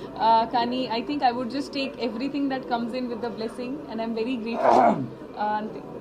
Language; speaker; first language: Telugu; non-native, local second language; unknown